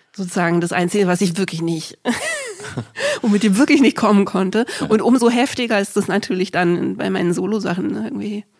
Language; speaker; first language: German; native; German